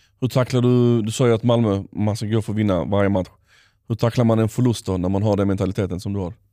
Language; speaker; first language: Swedish; native; Swedish